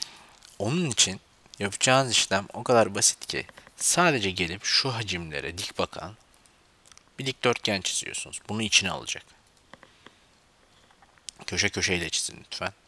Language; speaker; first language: Turkish; native; Turkish